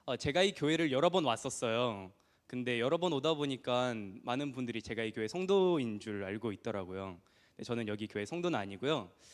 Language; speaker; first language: Korean; early bilingual, heritage; Korean